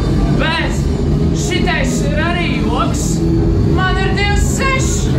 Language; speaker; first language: Latvian; non-native, local second language; Russian